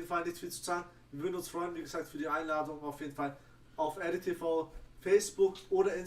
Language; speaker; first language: German; native; German